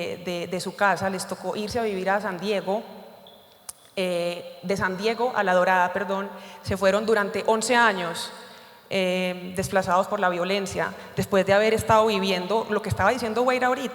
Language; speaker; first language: Spanish; native; Spanish